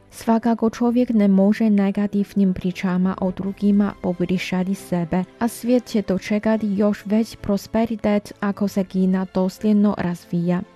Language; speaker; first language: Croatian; non-native, fluent; Chinese